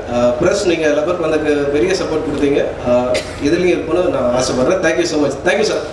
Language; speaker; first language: Tamil; native; Tamil